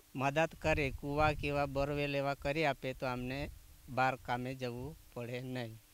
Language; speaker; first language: Gujarati; non-native, local second language; Vasavi